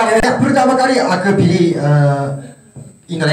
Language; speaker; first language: Indonesian; non-native, learner; Japanese